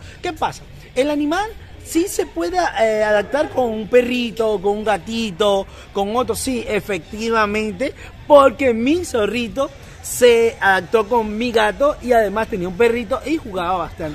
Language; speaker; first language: Spanish; native; Spanish